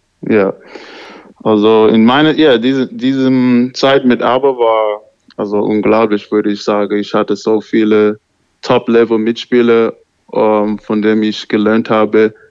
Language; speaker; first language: German; non-native, learner; English